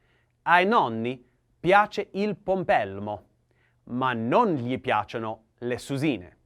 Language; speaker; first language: Italian; non-native, learner; English